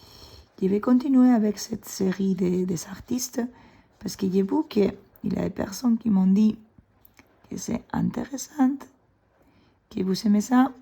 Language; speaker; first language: French; non-native, fluent; Spanish